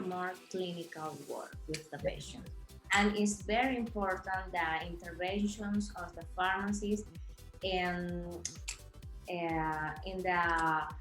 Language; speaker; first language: English; non-native, learner; Spanish